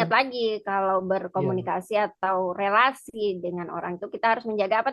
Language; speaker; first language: Indonesian; native; Indonesian